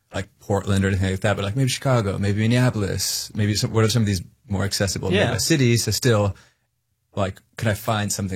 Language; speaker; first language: English; native; English